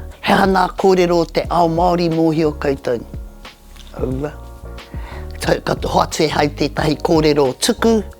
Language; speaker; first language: Māori; native; Māori